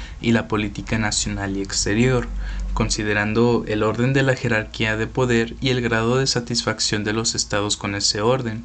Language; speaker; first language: Spanish; native; Spanish